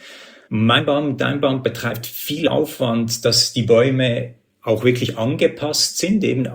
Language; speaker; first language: German; native; German